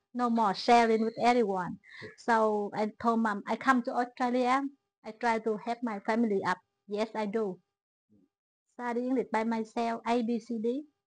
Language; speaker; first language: English; non-native, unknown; Vietnamese